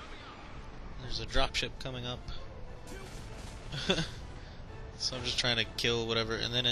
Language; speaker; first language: English; native; English